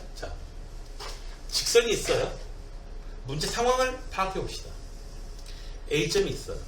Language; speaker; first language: Korean; native; Korean